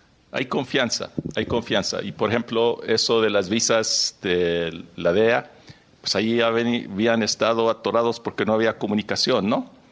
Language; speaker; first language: Spanish; early bilingual, heritage; Spanish